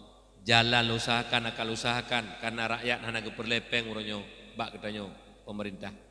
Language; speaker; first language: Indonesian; non-native, local second language; Achinese